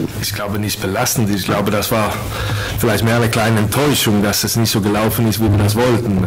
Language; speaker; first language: German; non-native, fluent; Swedish